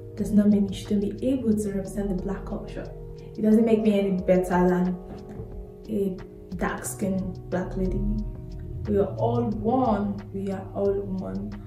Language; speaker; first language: English; non-native, local second language; Yoruba